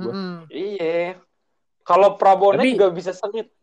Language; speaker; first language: Indonesian; native; Indonesian